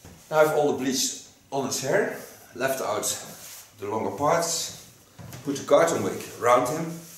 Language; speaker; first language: English; non-native, fluent; Dutch